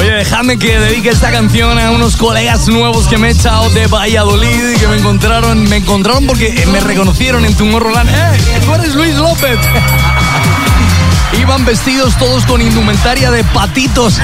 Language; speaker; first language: Spanish; native; Spanish